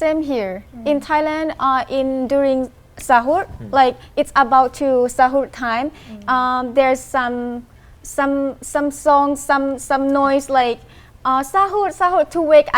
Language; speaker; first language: English; non-native, fluent; Thai